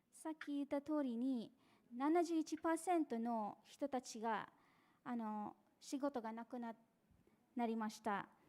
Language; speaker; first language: Japanese; non-native, fluent; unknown